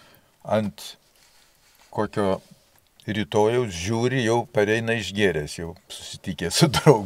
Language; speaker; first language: Lithuanian; native; Lithuanian